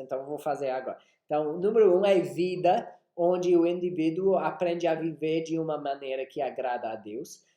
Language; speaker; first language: Portuguese; non-native, fluent; English